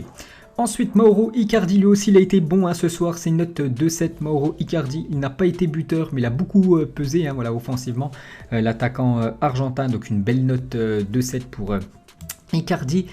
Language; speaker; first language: French; native; French